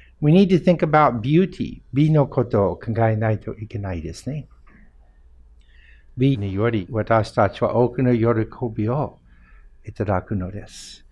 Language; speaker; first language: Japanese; non-native, fluent; English